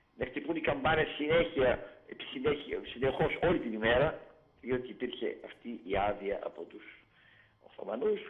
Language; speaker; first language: Greek; native; Greek